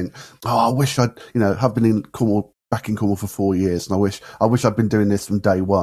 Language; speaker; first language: English; native; English